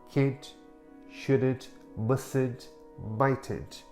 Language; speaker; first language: English; non-native, fluent; Portuguese